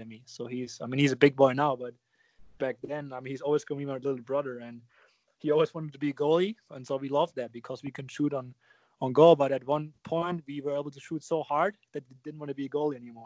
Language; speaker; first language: English; non-native, fluent; German